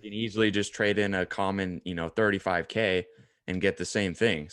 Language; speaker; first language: English; native; English